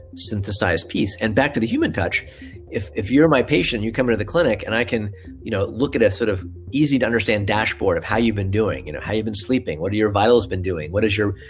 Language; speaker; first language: English; native; English